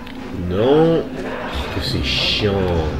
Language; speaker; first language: French; native; French